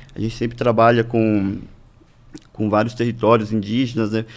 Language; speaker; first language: Portuguese; native; Portuguese